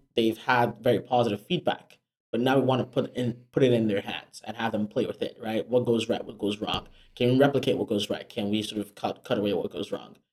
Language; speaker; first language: English; non-native, local second language; Yoruba